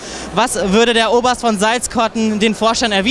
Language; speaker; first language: German; native; German